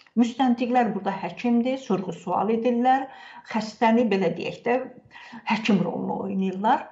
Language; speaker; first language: Azerbaijani; native; Azerbaijani